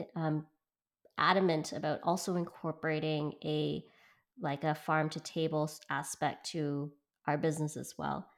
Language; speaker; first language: English; native; English